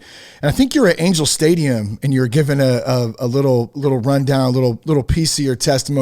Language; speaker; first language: English; native; English